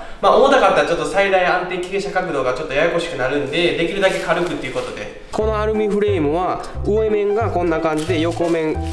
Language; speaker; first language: Japanese; native; Japanese